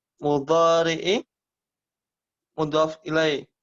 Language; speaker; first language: Arabic; non-native, learner; Indonesian